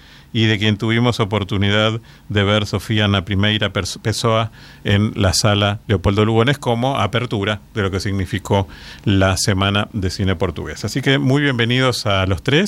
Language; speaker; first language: Spanish; native; Spanish